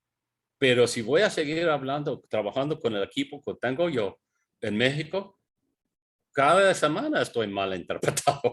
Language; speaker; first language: Spanish; non-native, fluent; English